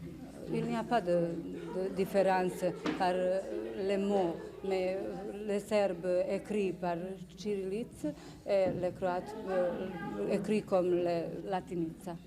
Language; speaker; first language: French; non-native, learner; Bosnian